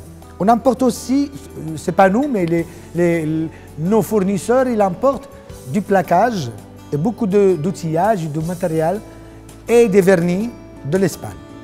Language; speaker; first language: French; non-native, local second language; Arabic